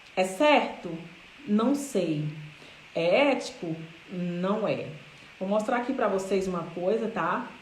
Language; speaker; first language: Portuguese; native; Portuguese